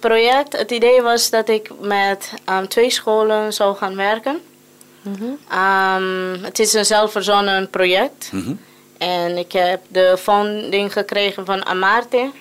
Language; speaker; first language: Dutch; non-native, local second language; Papiamento